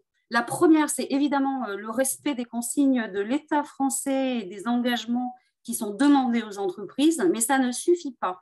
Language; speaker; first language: French; native; French